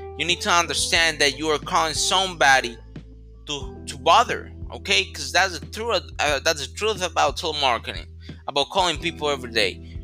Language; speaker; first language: English; non-native, fluent; Spanish